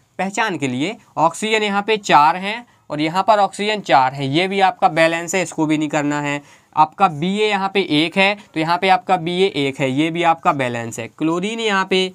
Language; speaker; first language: Hindi; native; Hindi